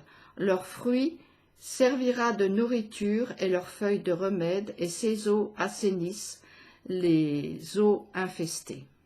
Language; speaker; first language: French; native; French